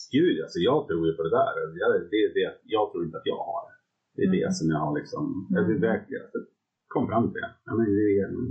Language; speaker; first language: Swedish; native; Swedish